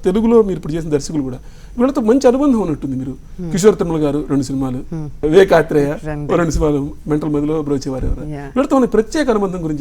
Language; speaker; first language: Telugu; native; Telugu